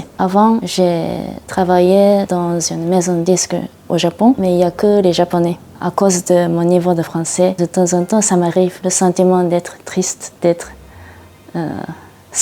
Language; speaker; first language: French; non-native, learner; Japanese